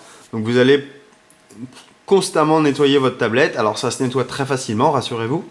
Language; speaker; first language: French; native; French